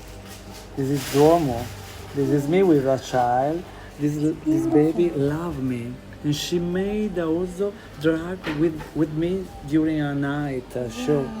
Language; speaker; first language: English; non-native, learner; Italian